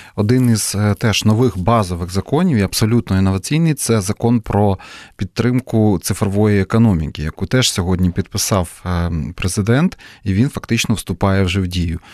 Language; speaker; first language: Ukrainian; native; Ukrainian